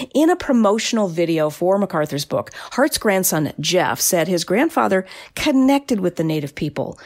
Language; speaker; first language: English; native; English